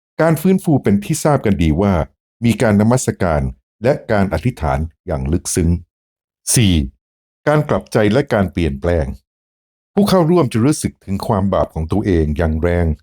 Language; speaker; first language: Thai; native; Thai